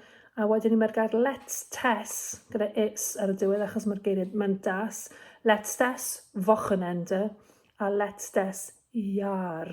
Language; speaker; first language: Welsh; native; Welsh